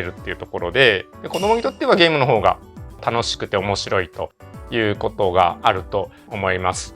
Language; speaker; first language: Japanese; native; Japanese